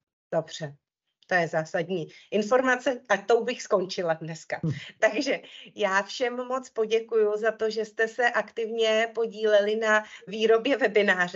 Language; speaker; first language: Czech; native; Czech